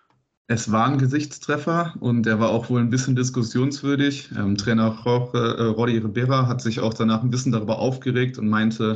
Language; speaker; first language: German; native; German